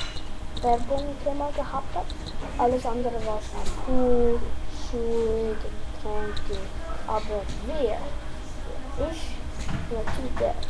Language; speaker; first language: German; non-native, learner; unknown